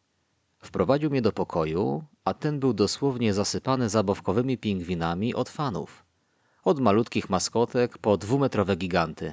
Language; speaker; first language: Polish; native; Polish